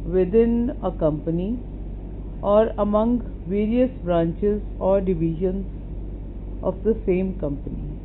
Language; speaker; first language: English; non-native, local second language; Punjabi